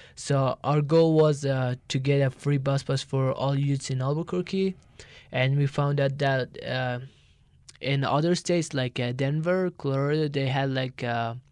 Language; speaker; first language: English; non-native, learner; Turkish